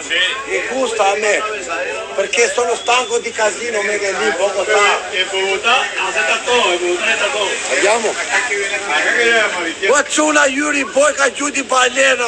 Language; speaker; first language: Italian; non-native, learner; Albanian